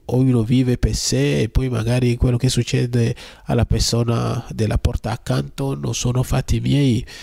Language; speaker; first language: Italian; non-native, fluent; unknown